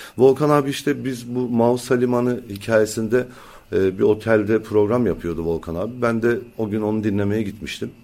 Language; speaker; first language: Turkish; native; Turkish